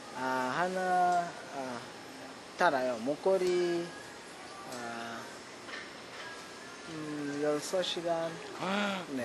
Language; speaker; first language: Korean; non-native, learner; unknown